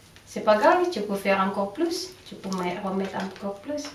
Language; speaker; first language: French; non-native, learner; Indonesian